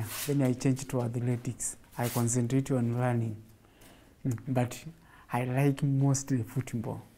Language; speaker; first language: English; non-native, local second language; Kamba